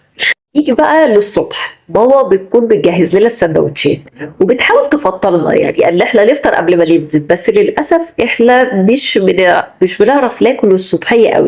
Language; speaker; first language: Arabic; native; Arabic